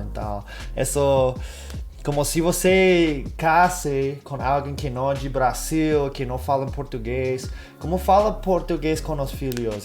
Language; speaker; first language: Portuguese; non-native, fluent; English